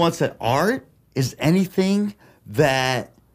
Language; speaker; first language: English; early bilingual, other home language; Russian